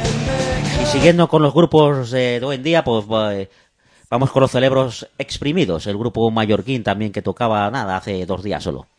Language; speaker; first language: Spanish; native; Spanish